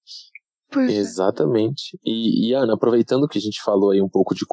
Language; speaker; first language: Portuguese; native; Portuguese